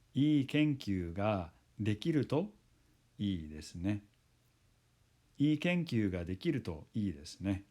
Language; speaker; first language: Japanese; non-native, fluent; English